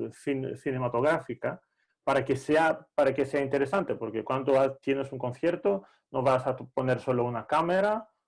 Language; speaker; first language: Spanish; non-native, fluent; Greek